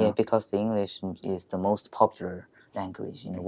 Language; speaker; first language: English; non-native, learner; Chinese